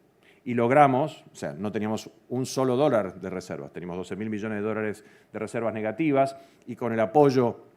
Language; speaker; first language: Spanish; native; Spanish